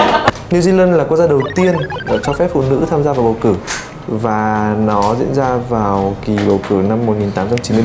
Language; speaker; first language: Vietnamese; native; Vietnamese